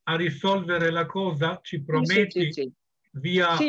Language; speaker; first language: Italian; non-native, fluent; Albanian